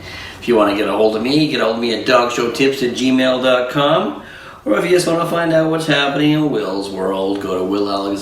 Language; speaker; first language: English; native; English